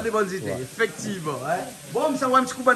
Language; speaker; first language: French; native; French